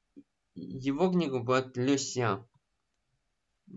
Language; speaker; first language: Russian; native; Russian